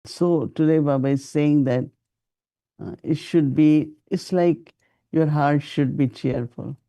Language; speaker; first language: English; non-native, local second language; Hindi